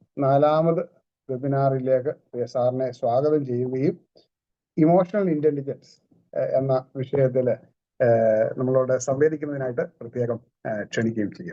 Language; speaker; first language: Malayalam; native; Malayalam